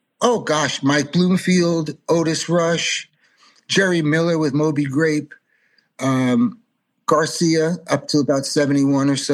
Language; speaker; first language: English; native; English